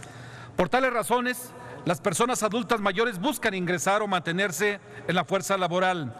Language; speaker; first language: Spanish; native; Spanish